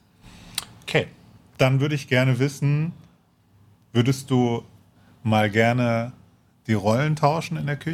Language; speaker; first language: German; native; German